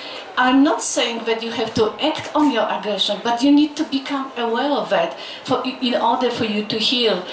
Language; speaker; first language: English; non-native, fluent; Polish